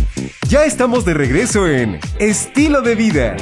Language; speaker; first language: Spanish; native; Spanish